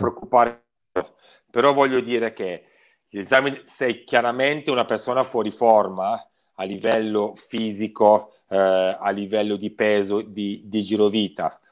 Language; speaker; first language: Italian; native; Italian